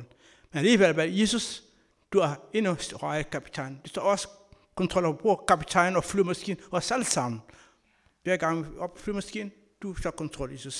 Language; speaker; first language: Danish; non-native, learner; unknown